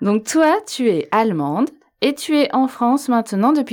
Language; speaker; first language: French; native; French